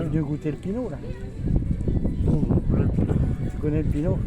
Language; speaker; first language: French; native; French